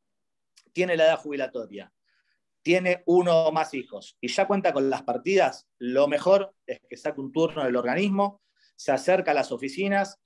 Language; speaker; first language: Spanish; native; Spanish